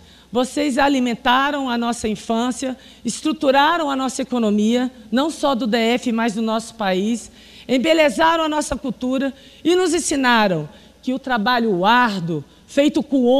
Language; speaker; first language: Portuguese; native; Portuguese